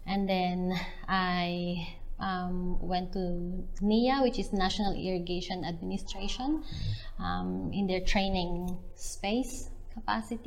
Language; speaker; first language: English; non-native, local second language; Filipino